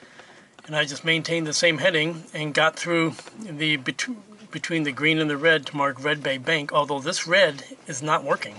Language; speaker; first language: English; native; English